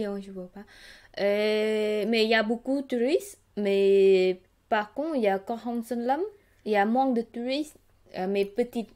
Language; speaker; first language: French; non-native, learner; Khmer